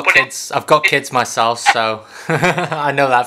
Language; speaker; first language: English; native; English